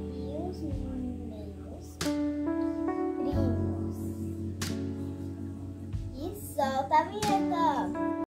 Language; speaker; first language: Portuguese; native; Portuguese